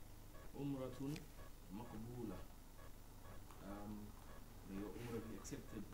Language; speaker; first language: Arabic; non-native, learner; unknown